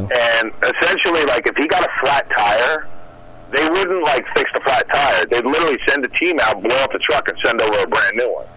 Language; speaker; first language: English; native; English